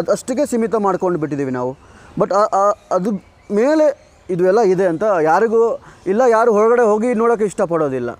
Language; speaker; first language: Kannada; non-native, fluent; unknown